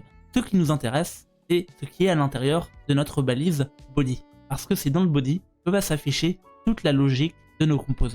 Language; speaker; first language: French; native; French